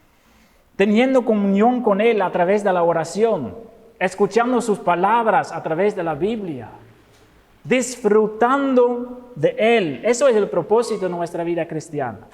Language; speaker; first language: Spanish; non-native, fluent; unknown